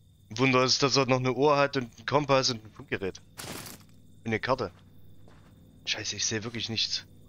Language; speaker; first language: German; native; German